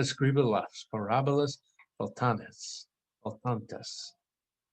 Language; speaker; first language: Spanish; non-native, learner; English